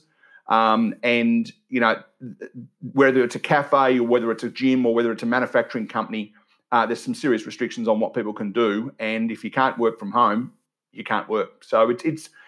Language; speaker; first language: English; native; English